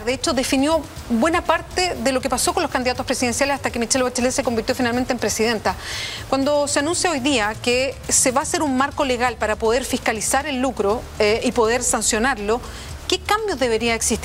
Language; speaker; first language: Spanish; native; Spanish